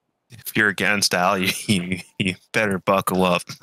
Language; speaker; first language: English; early bilingual, other home language; French